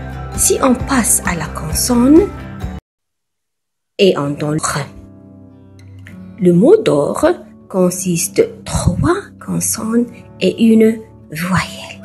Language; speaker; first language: French; non-native, local second language; Arabic